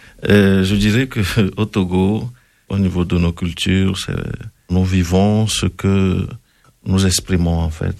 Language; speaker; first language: French; non-native, local second language; Ewe